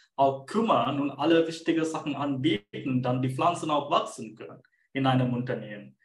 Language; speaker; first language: German; non-native, fluent; Sinhala